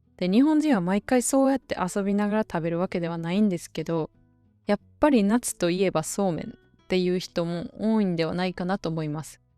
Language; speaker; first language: Japanese; native; Japanese